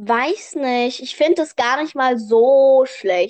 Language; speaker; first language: German; native; German